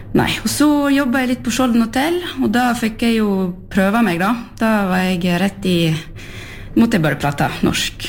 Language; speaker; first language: Norwegian; early bilingual, heritage; French